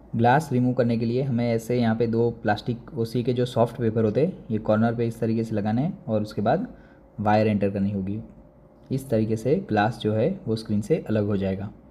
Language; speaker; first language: Hindi; non-native, local second language; Gujarati